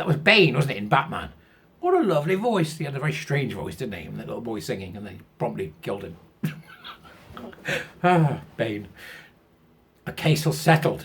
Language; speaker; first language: English; native; English